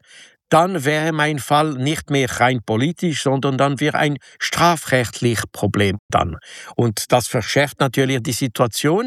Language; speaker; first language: German; non-native, local second language; French